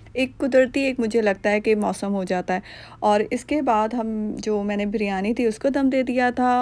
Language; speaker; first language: Urdu; native; Urdu